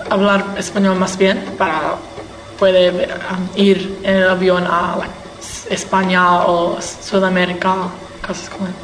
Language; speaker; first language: Spanish; early bilingual, heritage; English